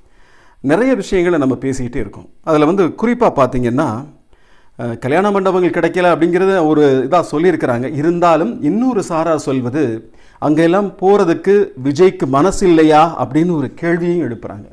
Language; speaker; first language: Tamil; native; Tamil